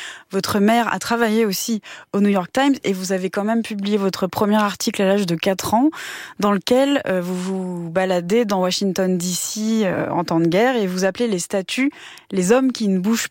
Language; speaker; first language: French; native; French